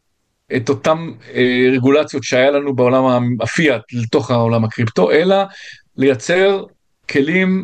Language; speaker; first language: Hebrew; native; Hebrew